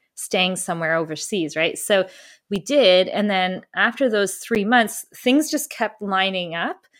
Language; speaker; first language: English; early bilingual, other home language; German